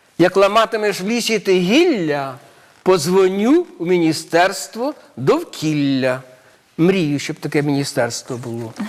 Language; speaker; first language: Ukrainian; native; Ukrainian